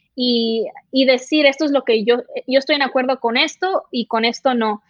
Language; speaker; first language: Spanish; early bilingual, heritage; Spanish